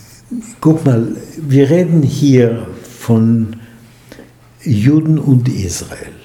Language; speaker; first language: German; non-native, fluent; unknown